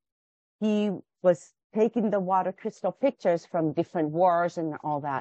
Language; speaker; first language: English; non-native, fluent; Japanese